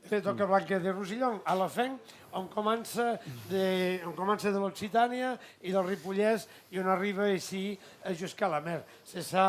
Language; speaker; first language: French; non-native, fluent; Catalan